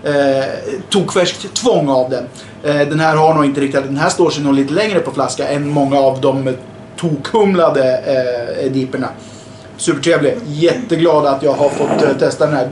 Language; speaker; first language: Swedish; native; Swedish